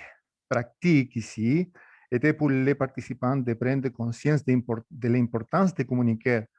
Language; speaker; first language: French; non-native, fluent; Spanish